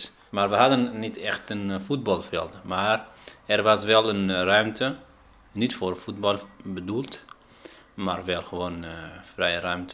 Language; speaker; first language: Dutch; non-native, fluent; Arabic